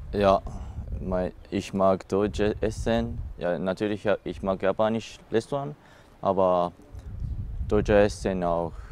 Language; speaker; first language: German; non-native, learner; Japanese